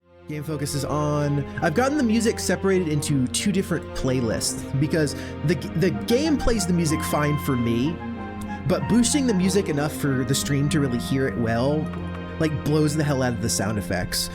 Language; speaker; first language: English; native; English